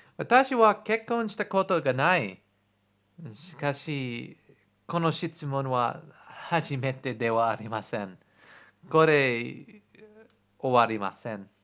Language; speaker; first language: Japanese; non-native, learner; English